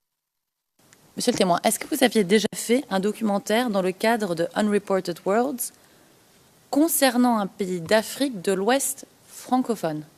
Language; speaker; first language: French; native; French